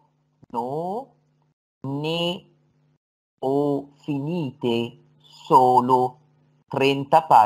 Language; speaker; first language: Italian; non-native, fluent; Arabic